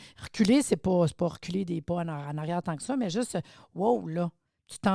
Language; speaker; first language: French; native; French